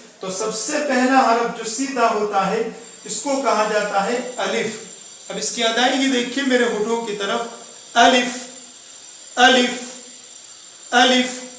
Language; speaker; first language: Urdu; non-native, local second language; Gujarati